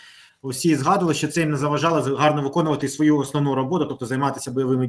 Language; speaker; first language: Ukrainian; native; Ukrainian